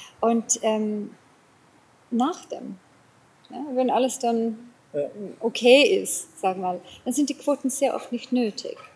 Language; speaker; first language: German; non-native, fluent; Afrikaans